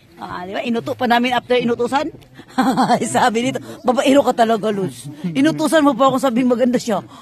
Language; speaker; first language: Filipino; non-native, local second language; Cebuano